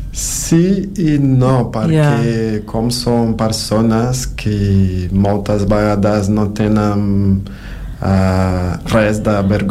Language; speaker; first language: Catalan; non-native, learner; Portuguese